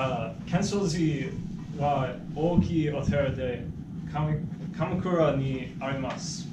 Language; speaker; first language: Japanese; non-native, learner; English